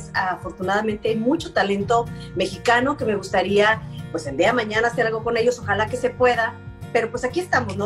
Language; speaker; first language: Spanish; native; Spanish